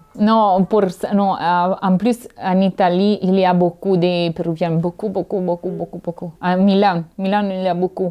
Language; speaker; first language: French; non-native, learner; Italian